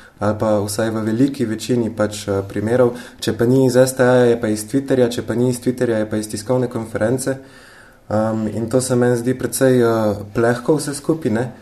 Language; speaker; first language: Slovenian; native; Slovenian